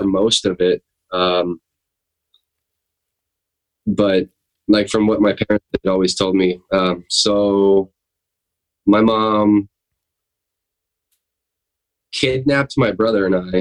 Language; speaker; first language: English; native; English